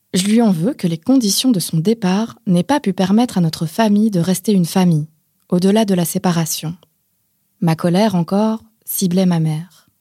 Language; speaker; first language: French; native; French